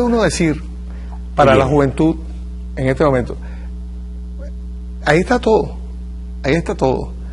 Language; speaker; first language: Spanish; native; Spanish